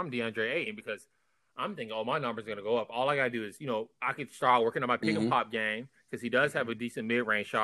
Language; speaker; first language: English; native; English